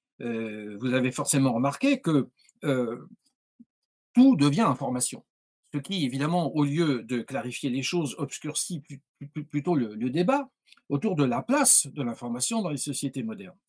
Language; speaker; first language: French; native; French